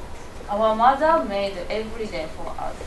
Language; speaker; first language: English; non-native, learner; Japanese